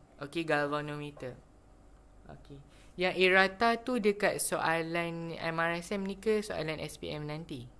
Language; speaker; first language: Malay; native; Malay